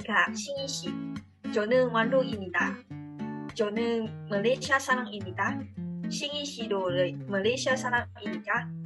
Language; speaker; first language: Korean; non-native, learner; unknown